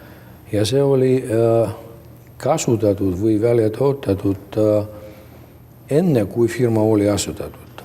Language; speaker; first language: Estonian; non-native, local second language; Russian